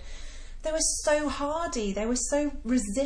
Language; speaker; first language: English; native; English